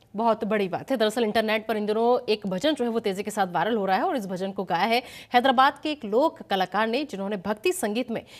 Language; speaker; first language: Hindi; native; Hindi